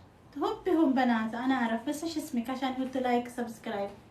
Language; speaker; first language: Arabic; non-native, fluent; Amharic